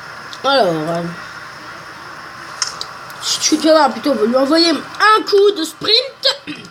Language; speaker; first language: French; native; French